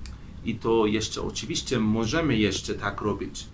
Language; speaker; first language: Polish; non-native, fluent; Persian